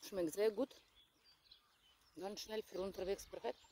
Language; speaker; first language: German; non-native, fluent; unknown